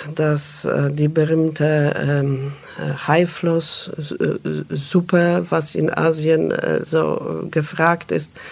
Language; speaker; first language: German; non-native, fluent; Polish